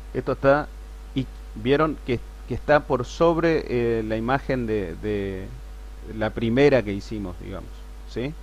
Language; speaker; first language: Spanish; native; Spanish